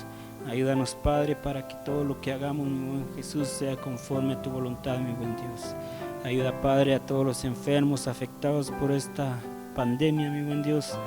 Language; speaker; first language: Spanish; native; Spanish